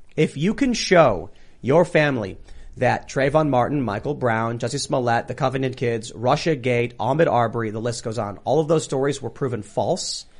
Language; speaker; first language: English; native; English